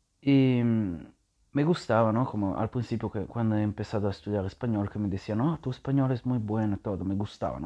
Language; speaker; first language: Spanish; non-native, learner; Italian